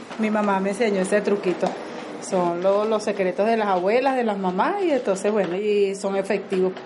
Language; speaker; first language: Spanish; native; Spanish